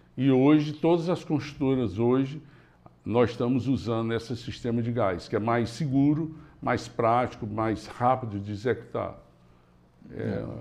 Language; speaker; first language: Portuguese; native; Portuguese